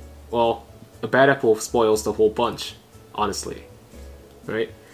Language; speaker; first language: English; non-native, fluent; Vietnamese